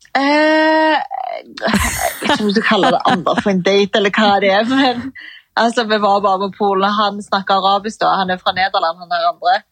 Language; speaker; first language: Norwegian; early bilingual, other home language; Arabic